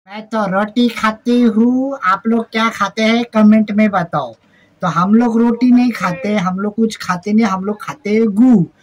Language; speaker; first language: Hindi; non-native, local second language; Marathi